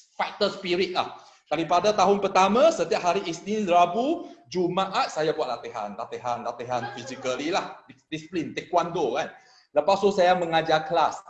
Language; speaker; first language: Malay; non-native, local second language; Chinese